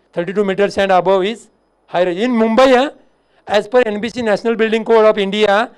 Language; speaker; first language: Hindi; non-native, local second language; Marathi